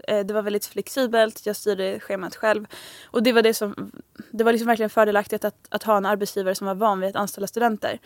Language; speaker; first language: Swedish; native; Swedish